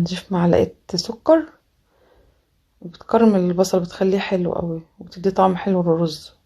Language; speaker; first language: Arabic; native; Arabic